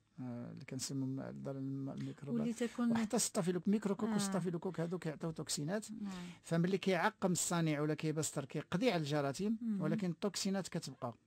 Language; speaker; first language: Arabic; native; Arabic